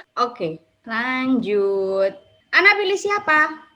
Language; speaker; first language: Indonesian; native; Indonesian